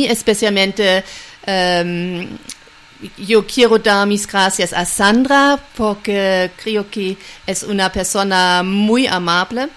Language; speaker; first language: Spanish; non-native, fluent; German